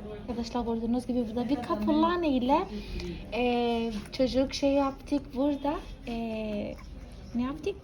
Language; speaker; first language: Turkish; non-native, fluent; Portuguese